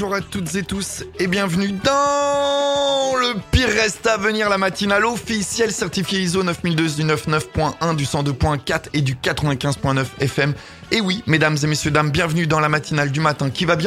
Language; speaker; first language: French; native; French